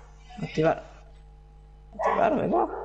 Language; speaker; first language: Spanish; native; Spanish